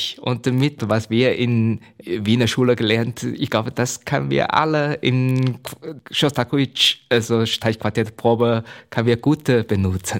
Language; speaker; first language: German; non-native, fluent; Chinese